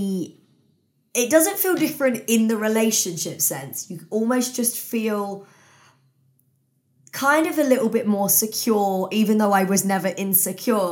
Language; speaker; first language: English; native; English